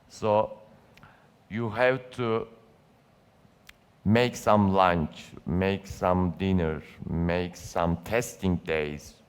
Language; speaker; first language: English; non-native, learner; Turkish